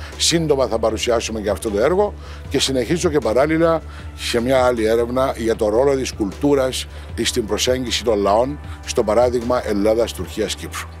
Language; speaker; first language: Greek; non-native, local second language; Turkish